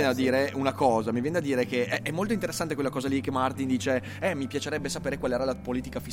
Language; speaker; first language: Italian; native; Italian